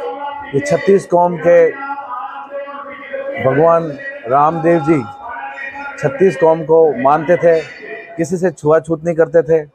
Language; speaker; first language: Hindi; non-native, local second language; Marwari